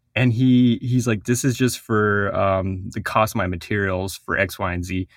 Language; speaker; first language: English; early bilingual, other home language; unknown